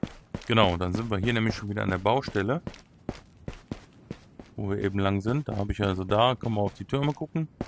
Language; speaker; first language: German; native; German